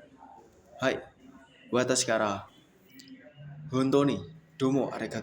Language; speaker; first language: Japanese; non-native, learner; Indonesian